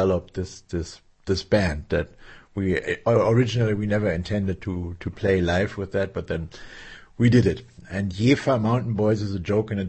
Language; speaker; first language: English; non-native, fluent; German